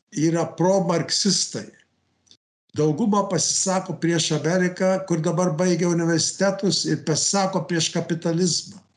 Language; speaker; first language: Lithuanian; early bilingual, heritage; Lithuanian